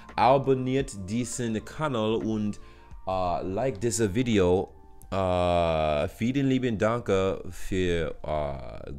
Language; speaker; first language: German; non-native, learner; English